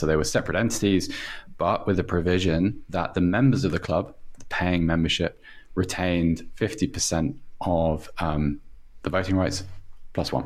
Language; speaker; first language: English; native; English